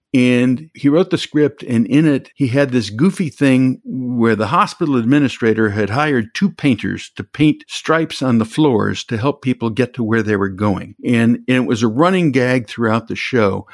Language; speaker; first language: English; native; English